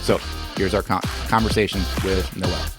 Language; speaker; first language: English; native; English